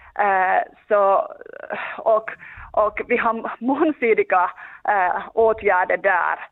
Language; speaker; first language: Swedish; non-native, local second language; Finnish